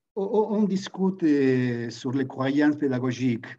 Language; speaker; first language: French; non-native, learner; Spanish